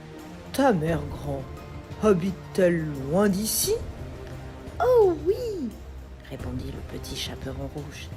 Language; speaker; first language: French; native; French